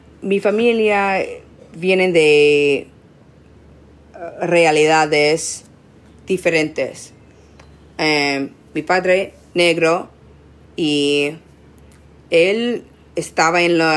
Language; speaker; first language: Spanish; non-native, learner; English